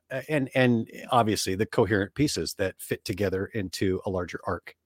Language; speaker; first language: English; native; English